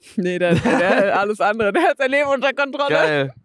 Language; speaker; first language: German; native; German